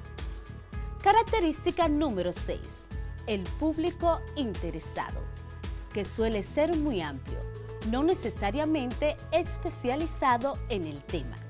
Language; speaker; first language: Spanish; native; Spanish